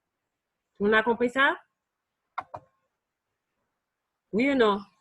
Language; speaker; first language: French; native; French